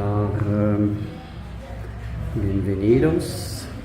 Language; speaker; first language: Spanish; non-native, learner; French